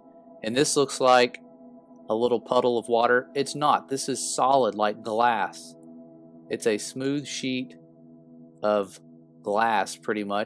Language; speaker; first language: English; native; English